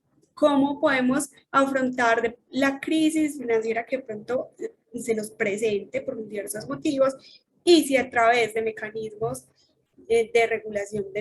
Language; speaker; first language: Spanish; native; Spanish